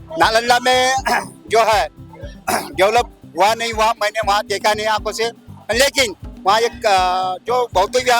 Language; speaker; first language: Hindi; native; Hindi